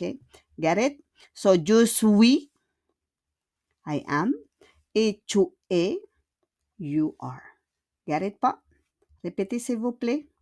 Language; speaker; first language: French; non-native, fluent; Filipino